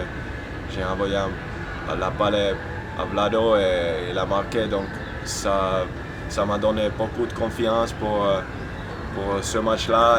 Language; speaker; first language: French; non-native, fluent; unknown